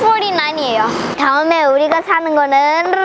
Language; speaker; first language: Korean; early bilingual, heritage; Korean